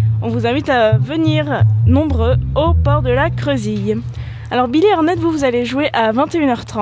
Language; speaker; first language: French; native; French